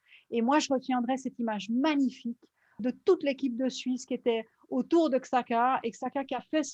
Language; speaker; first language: French; native; French